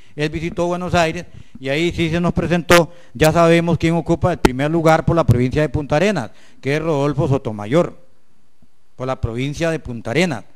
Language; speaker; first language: Spanish; native; Spanish